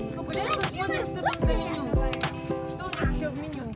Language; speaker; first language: Russian; native; Russian